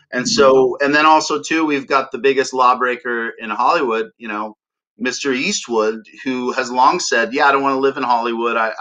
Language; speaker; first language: English; native; English